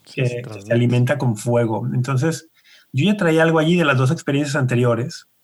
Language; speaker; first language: Spanish; native; Spanish